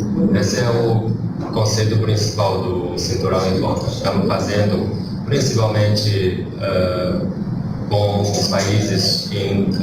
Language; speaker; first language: Portuguese; non-native, learner; Chinese